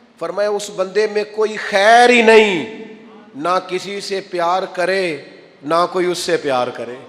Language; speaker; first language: Urdu; non-native, local second language; Punjabi